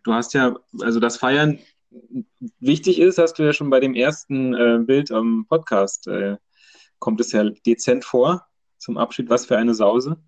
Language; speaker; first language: German; native; German